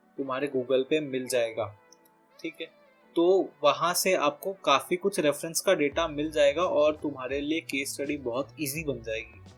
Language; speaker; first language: Hindi; native; Hindi